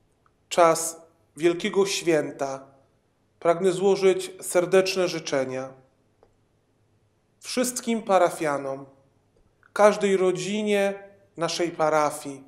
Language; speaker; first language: Polish; native; Polish